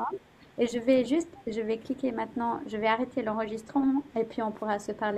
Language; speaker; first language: French; non-native, fluent; English